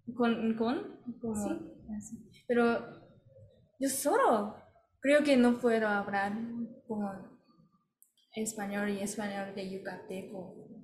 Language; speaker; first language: Spanish; non-native, learner; Japanese